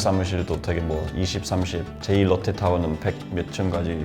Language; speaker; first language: Korean; non-native, fluent; English